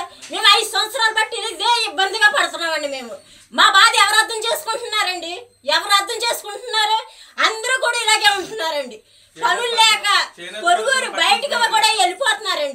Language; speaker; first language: Telugu; native; Telugu